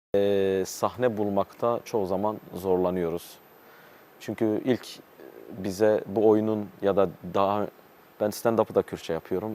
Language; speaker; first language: Turkish; non-native, local second language; Kurdish